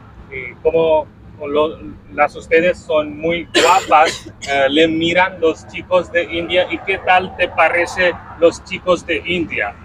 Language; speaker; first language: Spanish; non-native, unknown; Hindi